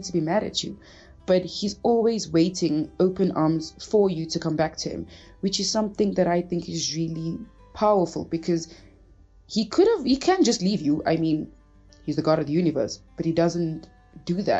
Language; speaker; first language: English; early bilingual, other home language; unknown